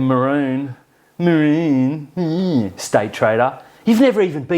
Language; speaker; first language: English; native; English